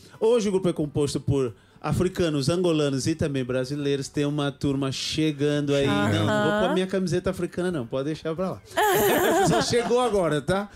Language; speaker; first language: Portuguese; native; Portuguese